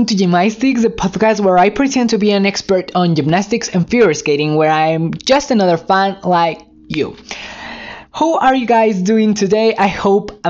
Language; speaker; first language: English; non-native, fluent; Spanish